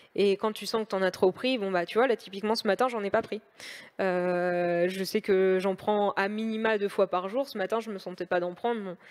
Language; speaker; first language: French; native; French